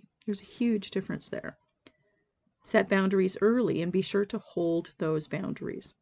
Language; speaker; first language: English; native; English